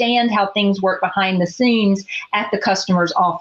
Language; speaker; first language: English; native; English